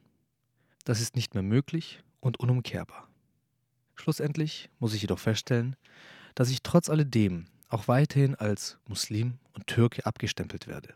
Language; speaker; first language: German; early bilingual, other home language; Turkish